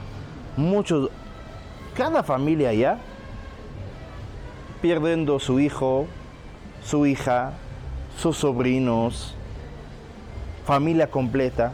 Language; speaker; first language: Spanish; non-native, fluent; Arabic